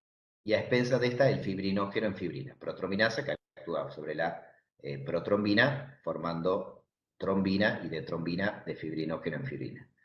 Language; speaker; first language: Spanish; native; Spanish